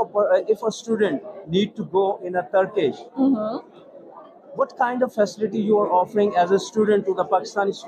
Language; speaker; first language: English; non-native, local second language; Urdu